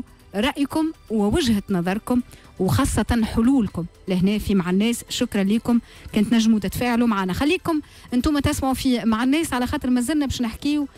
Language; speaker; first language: Arabic; native; Arabic